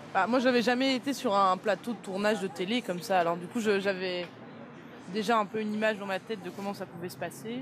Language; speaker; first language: French; native; French